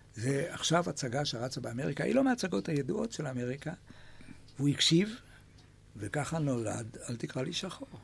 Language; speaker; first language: Hebrew; native; Hebrew